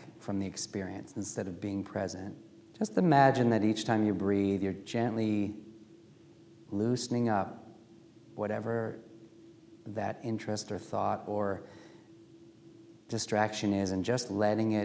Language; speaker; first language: English; native; English